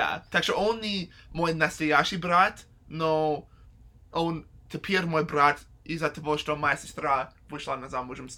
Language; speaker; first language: Russian; non-native, learner; English